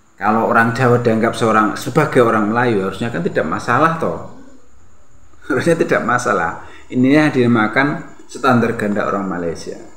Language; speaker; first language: Indonesian; native; Indonesian